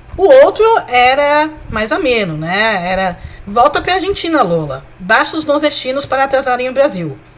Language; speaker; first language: Portuguese; early bilingual, other home language; Spanish